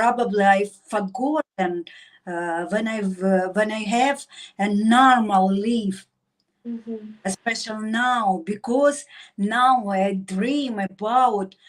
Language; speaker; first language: English; non-native, learner; Russian